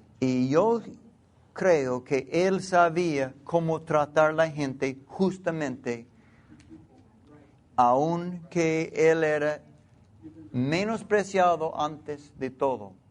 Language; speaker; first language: Spanish; non-native, learner; English